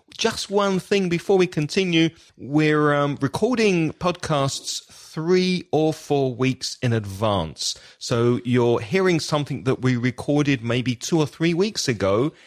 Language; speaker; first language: English; native; English